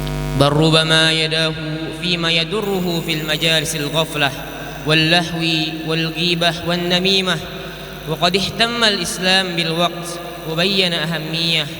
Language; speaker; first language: Arabic; non-native, learner; Indonesian